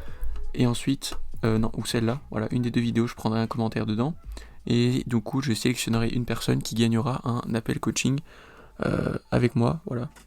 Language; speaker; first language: French; native; French